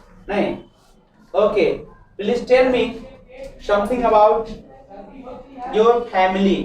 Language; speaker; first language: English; non-native, local second language; Hindi